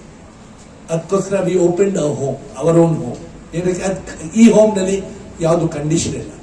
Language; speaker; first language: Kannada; non-native, local second language; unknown